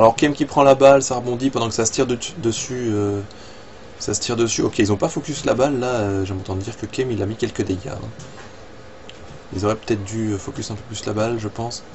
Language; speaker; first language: French; native; French